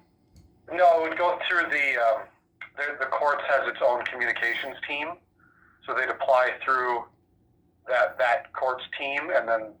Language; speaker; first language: English; native; English